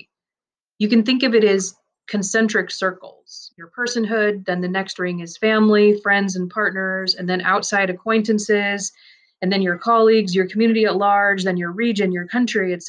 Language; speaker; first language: English; early bilingual, other home language; Persian